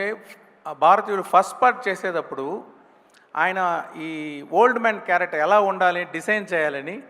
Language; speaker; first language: Telugu; non-native, local second language; Tamil